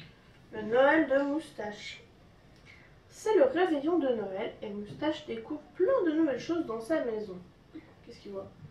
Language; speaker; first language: French; native; French